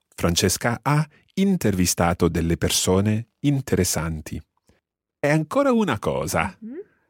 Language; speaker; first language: Italian; non-native, fluent; English